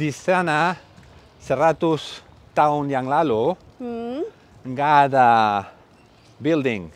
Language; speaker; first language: Indonesian; non-native, learner; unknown